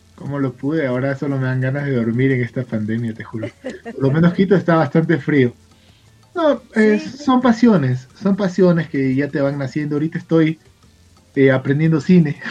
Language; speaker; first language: Spanish; native; Spanish